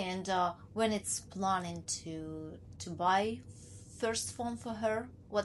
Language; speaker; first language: English; non-native, learner; Ukrainian